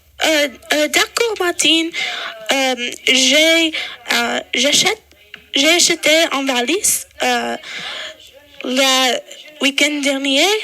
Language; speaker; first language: French; non-native, learner; English